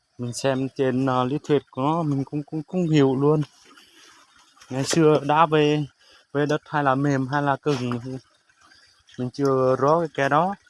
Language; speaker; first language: Vietnamese; non-native, local second language; Jarai